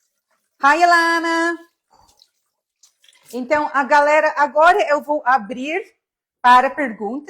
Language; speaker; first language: Portuguese; non-native, fluent; English